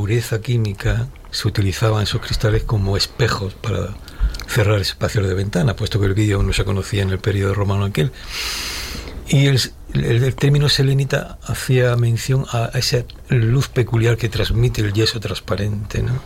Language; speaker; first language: Spanish; native; Spanish